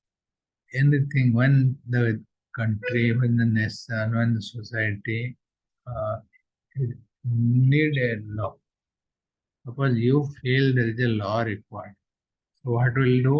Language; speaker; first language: English; non-native, local second language; Odia